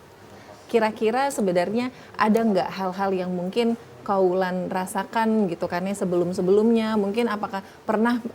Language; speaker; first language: Indonesian; native; Indonesian